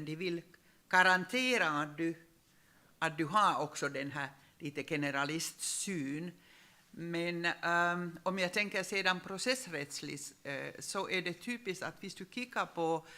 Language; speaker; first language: Swedish; non-native, local second language; Finnish